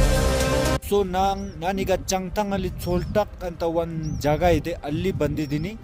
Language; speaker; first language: Kannada; non-native, local second language; Ladakhi